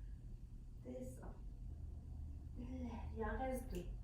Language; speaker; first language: French; native; French